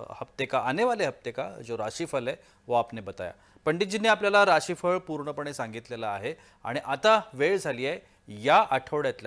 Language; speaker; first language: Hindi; non-native, local second language; Marathi